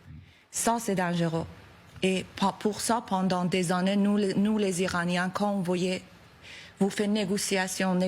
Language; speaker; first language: French; non-native, learner; Persian